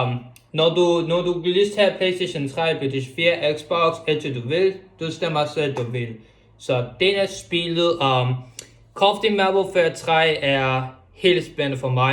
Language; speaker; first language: Danish; non-native, local second language; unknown